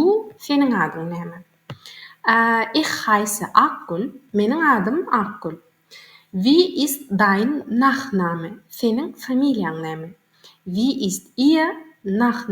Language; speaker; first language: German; non-native, learner; Turkmen